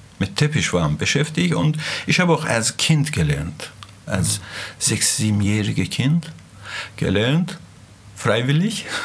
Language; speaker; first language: German; non-native, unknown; Azerbaijani